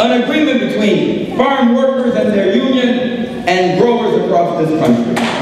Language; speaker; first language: English; early bilingual, other home language; Spanish